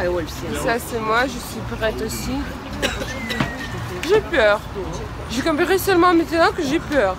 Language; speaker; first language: French; non-native, fluent; Russian